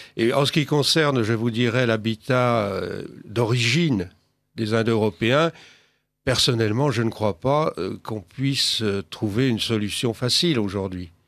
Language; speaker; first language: French; native; French